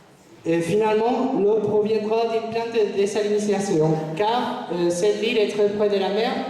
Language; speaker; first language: French; non-native, fluent; Spanish